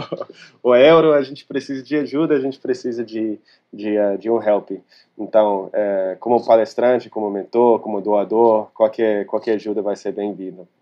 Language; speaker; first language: Portuguese; non-native, fluent; English